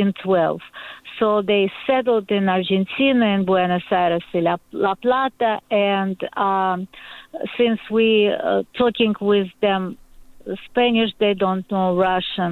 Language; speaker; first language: English; non-native, learner; Russian